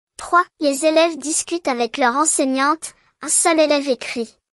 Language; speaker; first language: French; non-native, local second language; Arabic